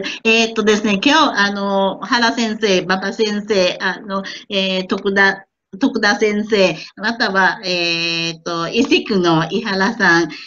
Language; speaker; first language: Japanese; non-native, fluent; Thai